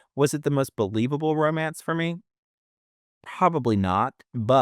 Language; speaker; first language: English; native; English